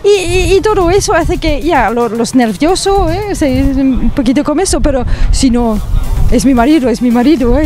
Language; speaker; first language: Spanish; non-native, learner; French